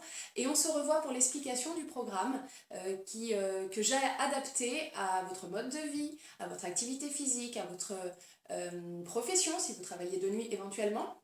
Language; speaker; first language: French; native; French